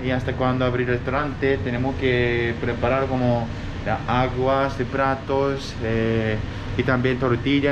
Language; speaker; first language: Spanish; non-native, learner; Japanese